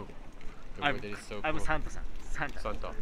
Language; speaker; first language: English; non-native, learner; Japanese